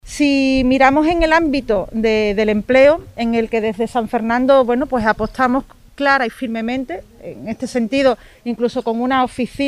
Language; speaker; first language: Spanish; native; Spanish